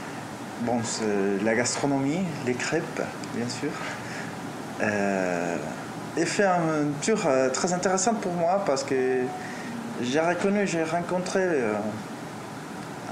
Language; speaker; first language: French; early bilingual, heritage; Spanish